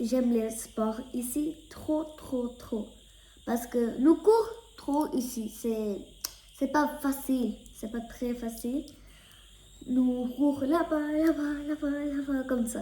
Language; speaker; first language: French; non-native, learner; Malayalam